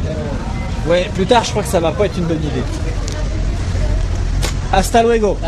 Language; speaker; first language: French; native; French